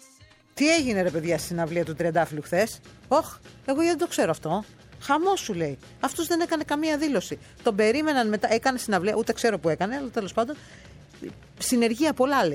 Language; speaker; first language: Greek; native; Greek